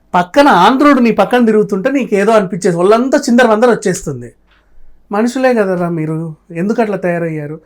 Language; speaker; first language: Telugu; native; Telugu